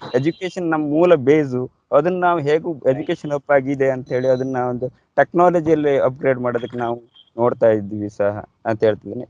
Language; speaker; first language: Kannada; native; Kannada